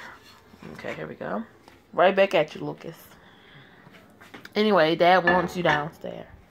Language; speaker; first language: English; native; English